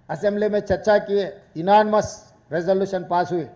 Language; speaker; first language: Hindi; non-native, local second language; Telugu